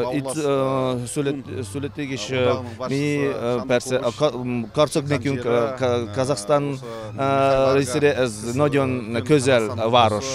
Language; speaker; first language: Hungarian; non-native, learner; Kazakh